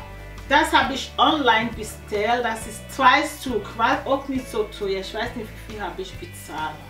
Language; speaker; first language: German; non-native, learner; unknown